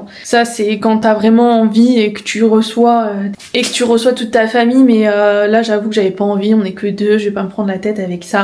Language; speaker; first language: French; native; French